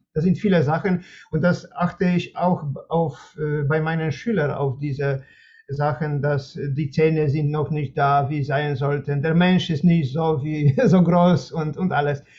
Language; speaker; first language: German; non-native, fluent; Polish